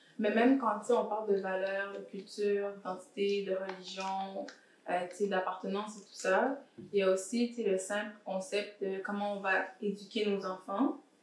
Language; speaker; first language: French; early bilingual, other home language; Haitian Creole